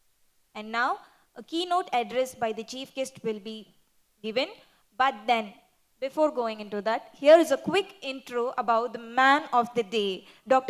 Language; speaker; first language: English; non-native, local second language; Tamil